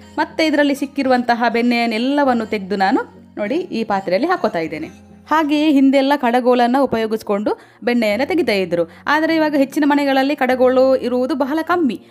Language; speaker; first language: Kannada; non-native, local second language; Tulu